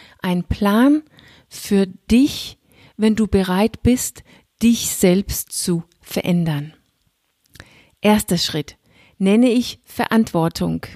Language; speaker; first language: German; non-native, fluent; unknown